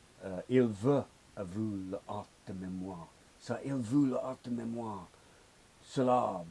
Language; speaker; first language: French; non-native, learner; English